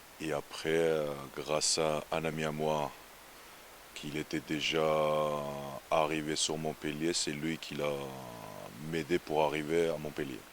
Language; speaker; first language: French; non-native, fluent; Georgian